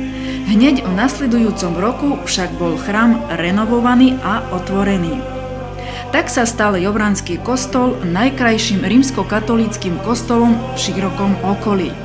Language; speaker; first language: Slovak; native; Slovak